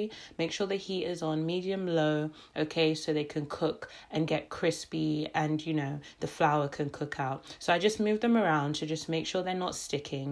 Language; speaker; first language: English; native; English